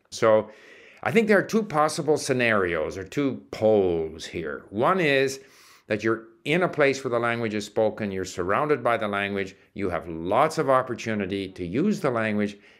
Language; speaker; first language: English; early bilingual, other home language; Czech